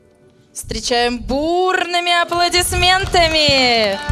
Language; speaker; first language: Russian; native; Russian